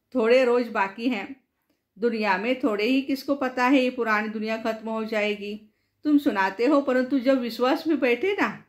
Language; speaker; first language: Hindi; non-native, local second language; Marathi